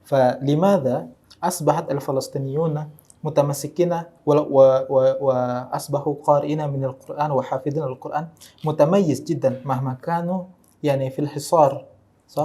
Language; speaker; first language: Arabic; non-native, fluent; Indonesian